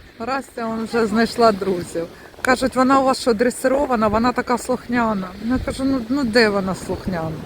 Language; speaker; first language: Ukrainian; non-native, local second language; Russian